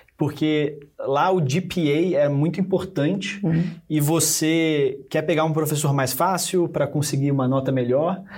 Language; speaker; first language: Portuguese; native; Portuguese